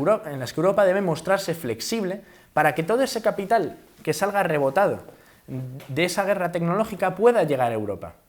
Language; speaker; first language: Spanish; native; Spanish